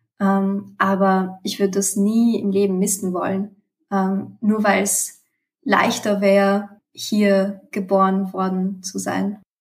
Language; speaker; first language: German; early bilingual, other home language; Romanian